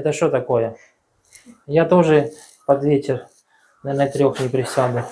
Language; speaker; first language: Russian; native; Russian